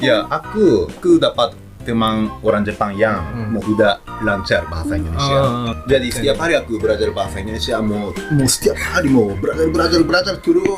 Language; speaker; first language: Indonesian; non-native, fluent; Japanese